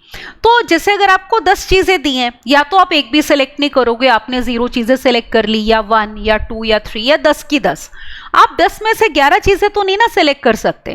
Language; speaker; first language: Hindi; native; Hindi